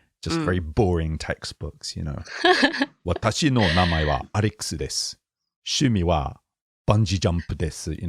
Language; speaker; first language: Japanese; non-native, fluent; English